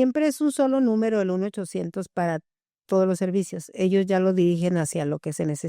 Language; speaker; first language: Spanish; native; Spanish